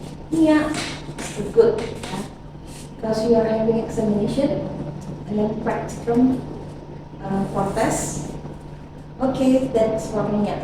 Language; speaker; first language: English; non-native, fluent; Indonesian